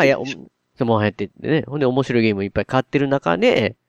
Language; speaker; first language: Japanese; native; Japanese